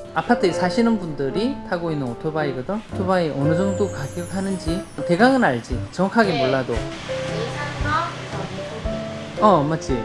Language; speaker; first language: Korean; native; Korean